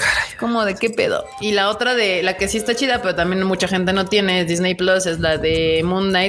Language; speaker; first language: Spanish; native; Spanish